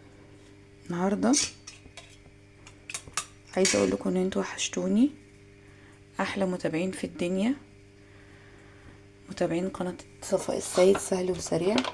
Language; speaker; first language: Arabic; native; Arabic